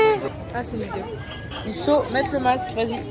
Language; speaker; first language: French; native; French